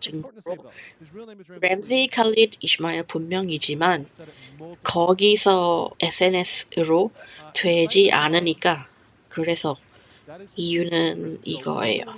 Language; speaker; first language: Korean; non-native, fluent; English